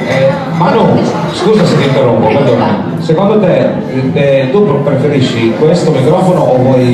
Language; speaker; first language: Italian; native; Italian